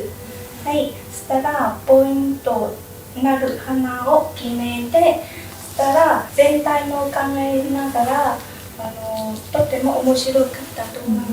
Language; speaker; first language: Japanese; non-native, learner; Vietnamese